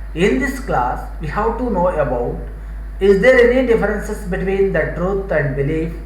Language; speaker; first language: English; non-native, local second language; Kannada